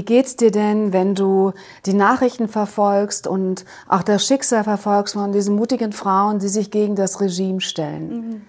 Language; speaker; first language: German; native; German